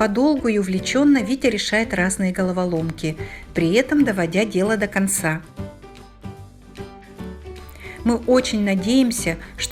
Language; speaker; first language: Russian; native; Russian